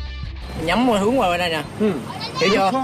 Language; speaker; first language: Vietnamese; native; Vietnamese